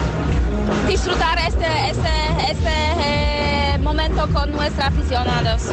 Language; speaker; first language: Spanish; non-native, learner; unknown